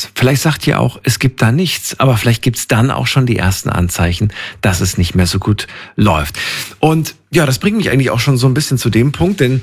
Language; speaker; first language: German; native; German